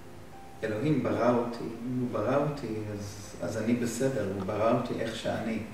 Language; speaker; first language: Hebrew; non-native, fluent; English